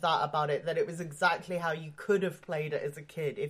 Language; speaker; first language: English; native; English